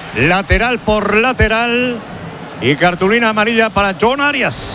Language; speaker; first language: Spanish; native; Spanish